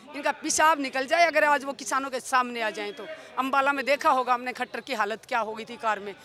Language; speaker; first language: Hindi; native; Hindi